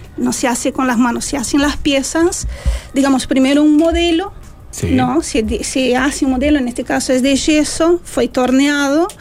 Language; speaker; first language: Spanish; non-native, fluent; Portuguese